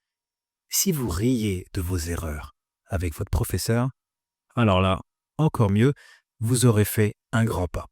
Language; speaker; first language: French; native; French